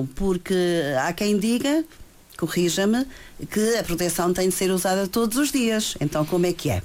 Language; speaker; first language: Portuguese; native; Portuguese